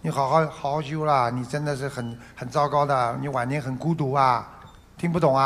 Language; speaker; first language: Chinese; non-native, local second language; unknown